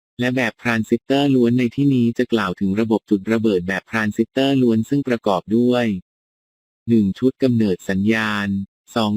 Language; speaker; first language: Thai; native; Thai